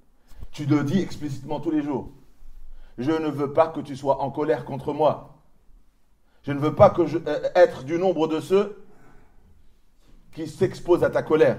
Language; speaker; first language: French; native; French